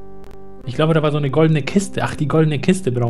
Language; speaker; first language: German; native; German